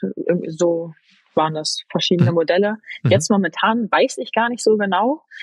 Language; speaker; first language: German; native; German